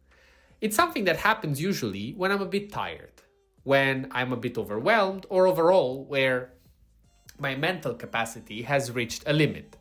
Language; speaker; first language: English; non-native, fluent; Italian